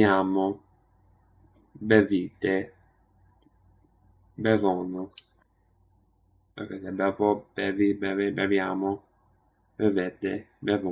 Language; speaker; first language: Italian; non-native, learner; English